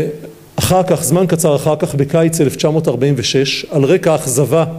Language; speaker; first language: Hebrew; native; Hebrew